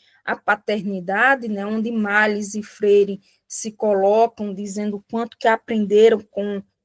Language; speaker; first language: Portuguese; native; Portuguese